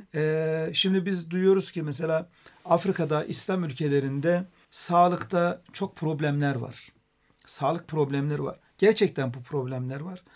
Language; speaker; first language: Turkish; native; Turkish